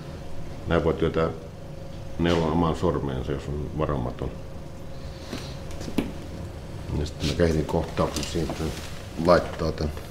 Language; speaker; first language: Finnish; native; Finnish